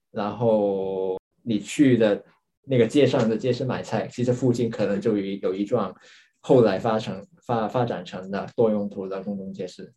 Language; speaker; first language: Chinese; non-native, local second language; Cantonese